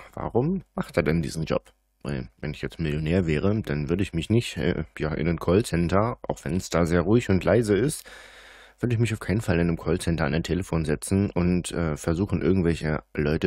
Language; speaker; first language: German; native; German